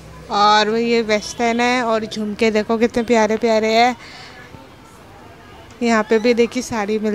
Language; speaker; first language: Hindi; native; Hindi